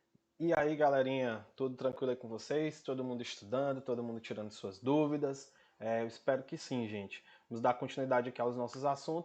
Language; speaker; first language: Portuguese; native; Portuguese